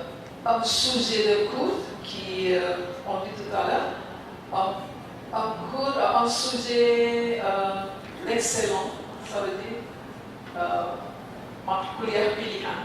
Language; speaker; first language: French; non-native, fluent; Indonesian